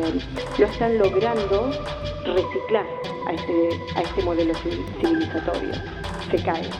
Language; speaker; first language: Spanish; native; Spanish